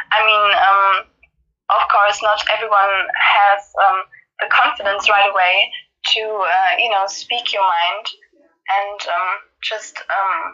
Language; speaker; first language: English; non-native, fluent; German